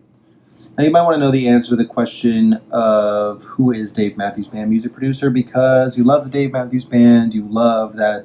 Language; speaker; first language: English; native; English